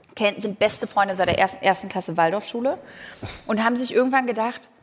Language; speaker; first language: German; native; German